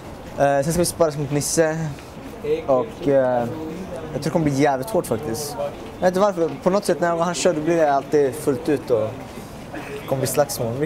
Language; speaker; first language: Swedish; native; Swedish